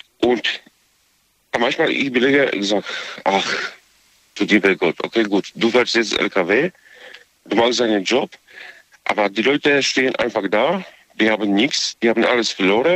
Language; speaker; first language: German; non-native, learner; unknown